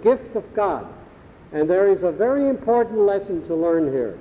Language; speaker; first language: English; early bilingual, other home language; German